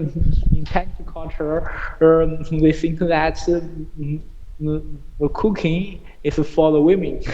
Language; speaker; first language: English; non-native, learner; Chinese